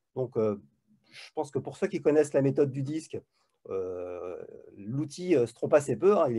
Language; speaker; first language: French; native; French